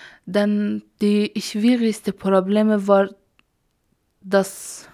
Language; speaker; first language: German; non-native, learner; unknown